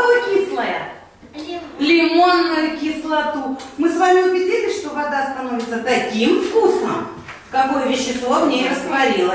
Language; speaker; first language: Russian; native; Russian